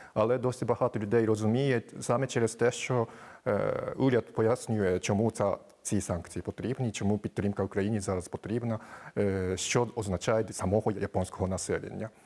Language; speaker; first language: Ukrainian; non-native, fluent; Japanese